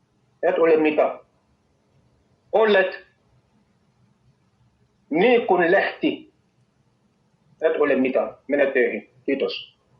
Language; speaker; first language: Finnish; non-native, learner; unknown